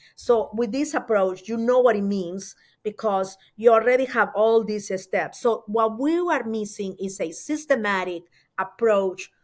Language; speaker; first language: English; non-native, fluent; Spanish